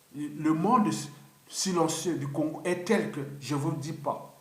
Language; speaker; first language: French; non-native, local second language; Lingala